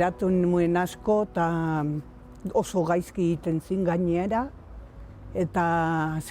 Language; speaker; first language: Basque; non-native, local second language; Spanish